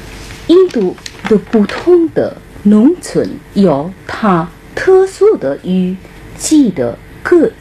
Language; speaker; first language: Chinese; non-native, fluent; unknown